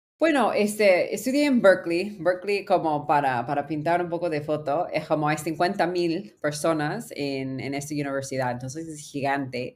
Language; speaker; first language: Spanish; non-native, fluent; English